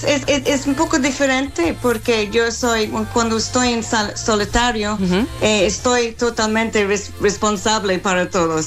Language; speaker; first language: Spanish; non-native, fluent; English